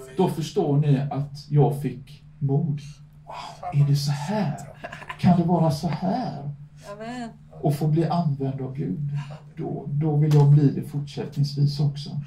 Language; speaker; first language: Swedish; native; Swedish